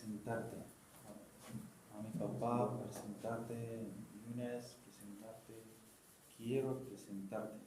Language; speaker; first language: Spanish; non-native, learner; Arabic